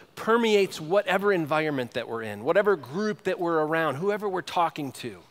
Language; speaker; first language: English; native; English